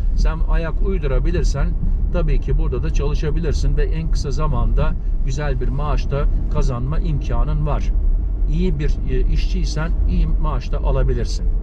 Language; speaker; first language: Turkish; early bilingual, heritage; Turkish